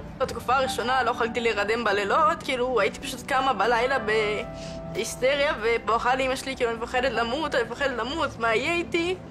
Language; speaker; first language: Hebrew; early bilingual, other home language; Russian